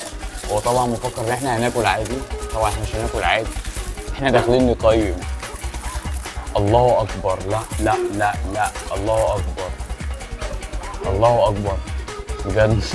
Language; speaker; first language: Arabic; native; Arabic